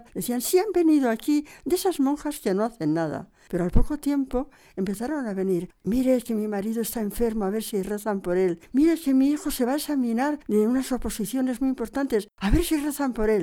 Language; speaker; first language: Spanish; native; Spanish